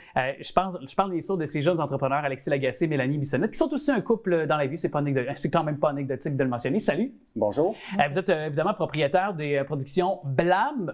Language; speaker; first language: French; native; French